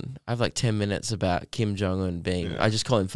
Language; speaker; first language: English; native; English